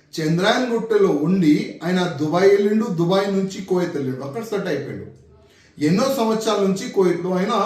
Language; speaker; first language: Telugu; non-native, local second language; Hindi